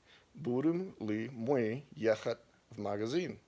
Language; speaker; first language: Russian; non-native, learner; English